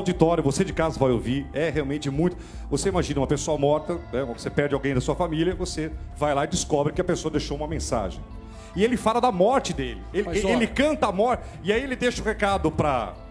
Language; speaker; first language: Portuguese; native; Portuguese